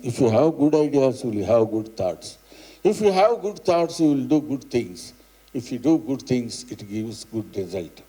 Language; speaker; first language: English; non-native, local second language; Telugu